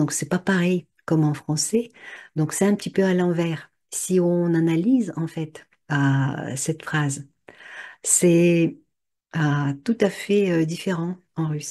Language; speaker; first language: French; non-native, fluent; Russian